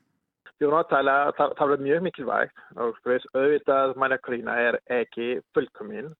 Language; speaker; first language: Icelandic; non-native, learner; Spanish